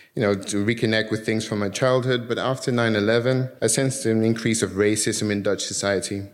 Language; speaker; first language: English; early bilingual, other home language; Dutch